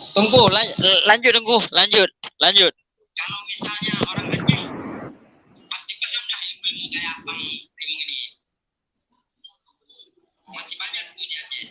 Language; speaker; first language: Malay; non-native, local second language; Achinese